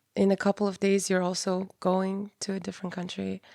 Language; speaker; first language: English; non-native, fluent; Mongolian